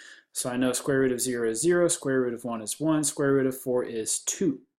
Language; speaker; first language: English; native; English